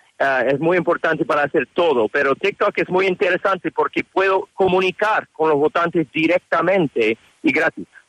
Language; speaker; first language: Spanish; non-native, learner; English